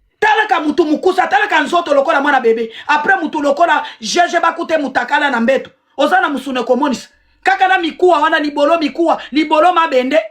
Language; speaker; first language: Lingala; native; Lingala